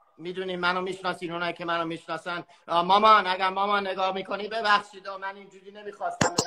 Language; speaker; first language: Persian; early bilingual, heritage; Persian